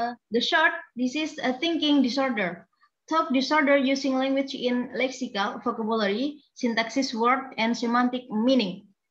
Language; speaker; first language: English; non-native, learner; Indonesian